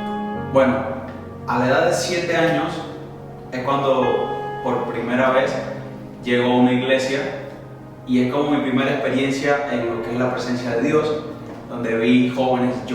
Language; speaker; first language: Spanish; native; Spanish